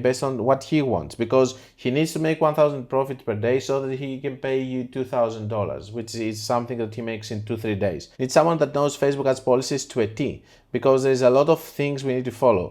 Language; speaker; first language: English; non-native, fluent; Greek